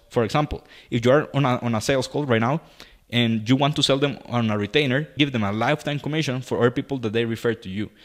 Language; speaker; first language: English; non-native, fluent; Spanish